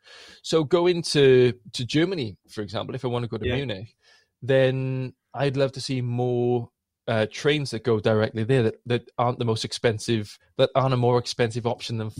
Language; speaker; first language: English; native; English